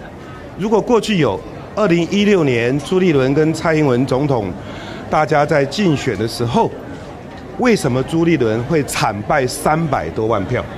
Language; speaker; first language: Chinese; native; Chinese